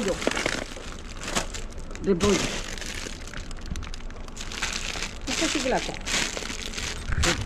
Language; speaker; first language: Spanish; native; Spanish